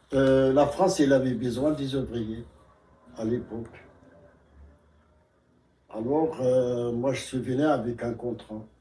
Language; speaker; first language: French; non-native, fluent; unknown